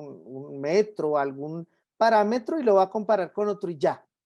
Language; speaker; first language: Spanish; native; Spanish